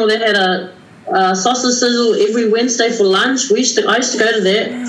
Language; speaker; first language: English; native; English